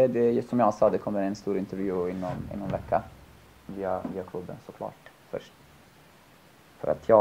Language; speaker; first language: Swedish; non-native, fluent; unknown